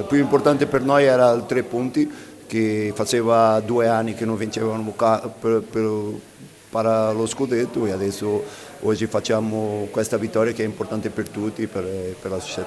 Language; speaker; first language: Italian; non-native, fluent; Portuguese